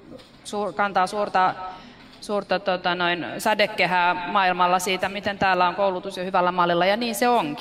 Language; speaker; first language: Finnish; native; Finnish